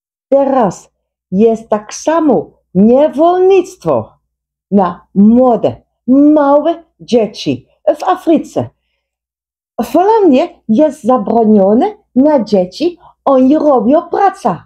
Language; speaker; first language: Polish; non-native, learner; Dutch